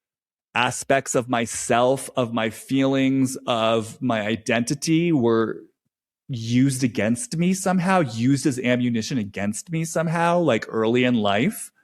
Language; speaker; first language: English; native; English